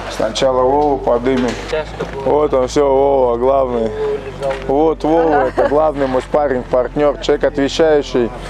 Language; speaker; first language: Russian; native; Russian